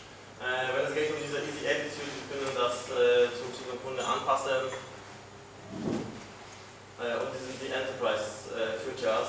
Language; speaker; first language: German; non-native, fluent; Polish